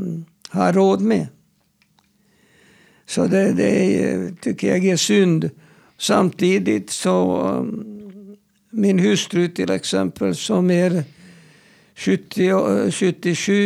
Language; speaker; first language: Swedish; non-native, fluent; Hungarian